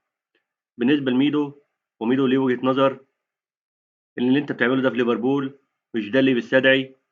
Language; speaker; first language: Arabic; native; Arabic